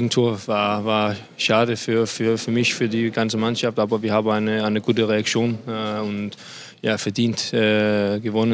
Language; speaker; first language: German; non-native, learner; Danish